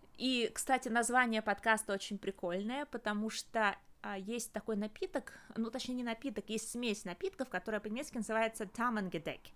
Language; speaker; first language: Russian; native; Russian